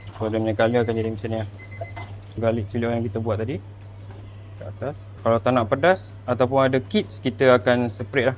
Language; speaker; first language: Malay; native; Malay